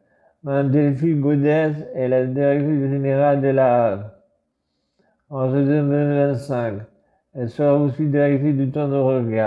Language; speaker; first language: French; native; French